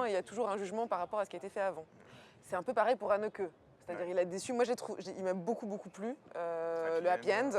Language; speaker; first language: French; native; French